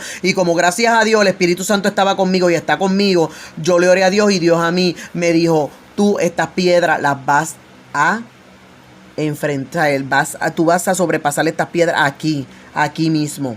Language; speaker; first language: Spanish; native; Spanish